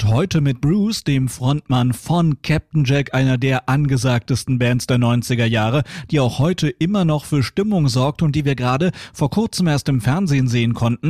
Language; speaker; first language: German; native; German